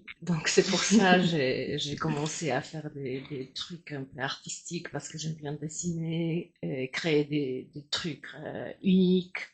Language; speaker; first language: French; non-native, fluent; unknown